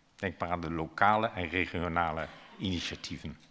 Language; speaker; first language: Dutch; native; Dutch